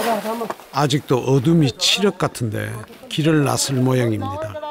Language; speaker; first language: Korean; native; Korean